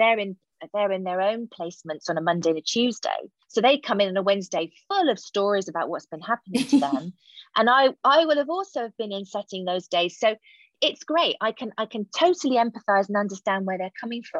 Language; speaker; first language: English; native; English